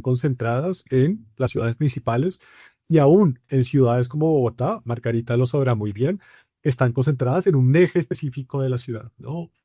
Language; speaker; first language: Spanish; native; Spanish